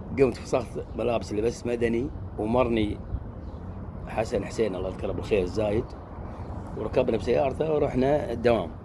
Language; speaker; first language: Arabic; native; Arabic